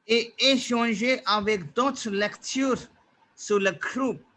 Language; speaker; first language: French; non-native, fluent; Hindi